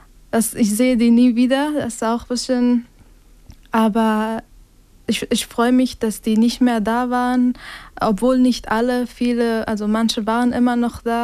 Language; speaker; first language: German; non-native, fluent; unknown